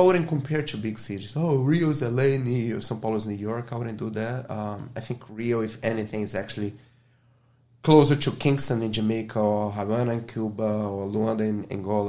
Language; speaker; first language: English; non-native, fluent; Portuguese